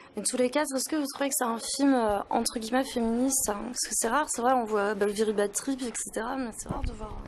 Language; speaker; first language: French; native; French